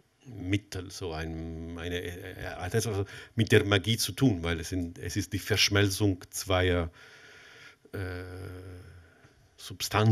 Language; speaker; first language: German; non-native, fluent; Italian